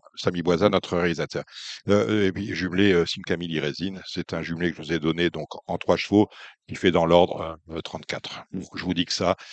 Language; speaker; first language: French; native; French